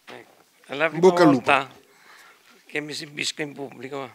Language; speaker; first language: Italian; native; Italian